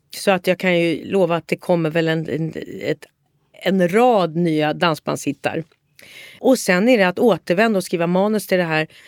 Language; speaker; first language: Swedish; native; Swedish